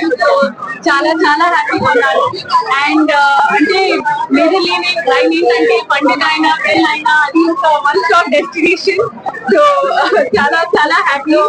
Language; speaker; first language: Telugu; non-native, learner; Hindi